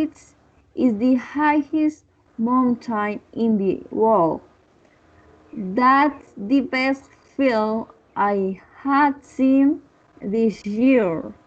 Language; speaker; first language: English; non-native, learner; Spanish